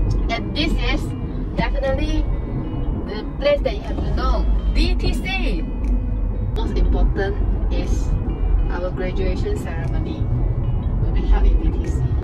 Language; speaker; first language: English; non-native, local second language; Chinese